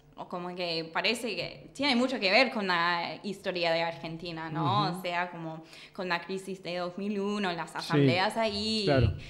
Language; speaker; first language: Spanish; non-native, fluent; English